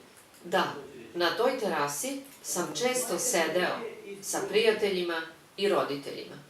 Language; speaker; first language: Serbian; non-native, fluent; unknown